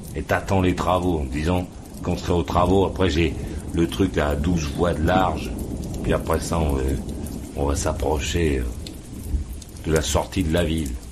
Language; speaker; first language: French; native; French